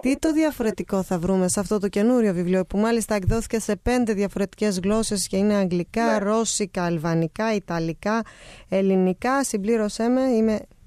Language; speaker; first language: Greek; native; Greek